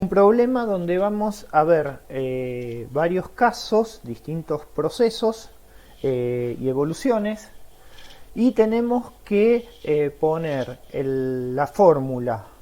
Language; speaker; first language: Spanish; native; Spanish